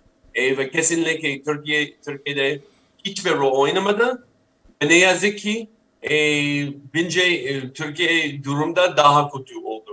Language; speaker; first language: Turkish; non-native, fluent; English